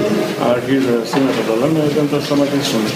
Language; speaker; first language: Greek; non-native, fluent; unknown